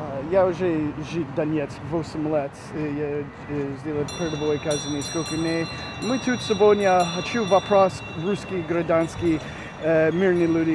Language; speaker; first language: Russian; non-native, learner; English